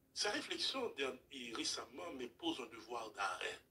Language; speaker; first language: French; non-native, local second language; Haitian Creole